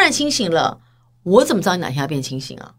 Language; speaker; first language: Chinese; native; Chinese